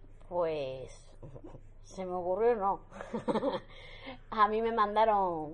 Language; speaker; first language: Spanish; native; Spanish